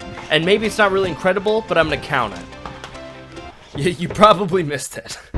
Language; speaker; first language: English; native; English